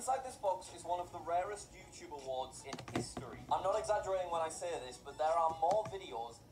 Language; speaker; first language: English; native; English